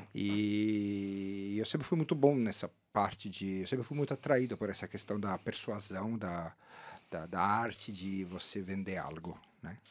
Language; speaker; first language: Portuguese; non-native, fluent; Italian